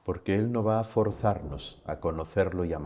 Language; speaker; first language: Spanish; native; Spanish